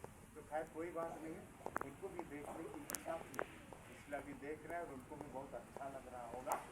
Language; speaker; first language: Hindi; native; Hindi